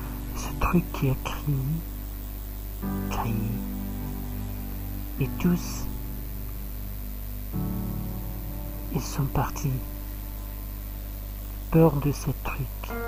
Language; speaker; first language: French; non-native, learner; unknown